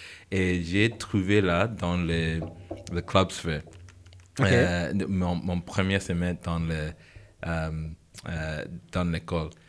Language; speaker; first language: French; non-native, learner; English